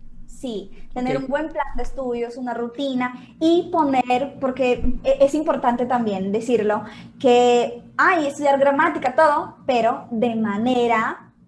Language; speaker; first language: Spanish; non-native, fluent; Portuguese